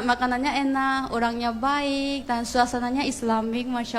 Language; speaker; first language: Indonesian; non-native, fluent; Korean